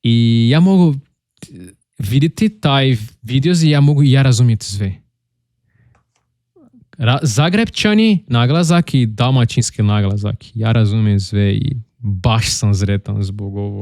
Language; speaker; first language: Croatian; non-native, learner; Portuguese